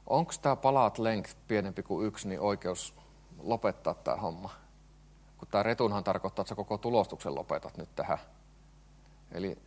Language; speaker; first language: Finnish; native; Finnish